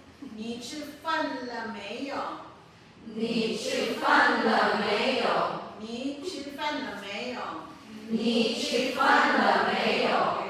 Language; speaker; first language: Chinese; non-native, fluent; Filipino